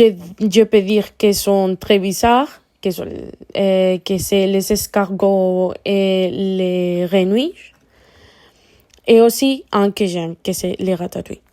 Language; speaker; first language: French; non-native, learner; Spanish